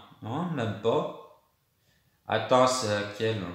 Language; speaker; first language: French; native; French